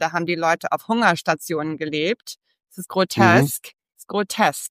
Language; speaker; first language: German; early bilingual, heritage; English